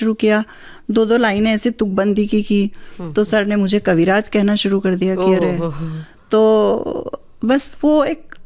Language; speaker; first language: Hindi; native; Hindi